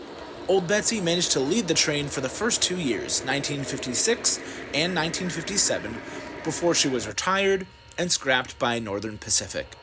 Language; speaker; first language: English; native; English